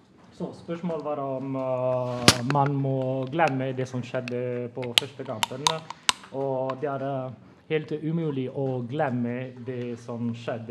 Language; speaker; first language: Norwegian; non-native, fluent; Italian